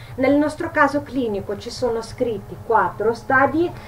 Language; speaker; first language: Italian; non-native, learner; Russian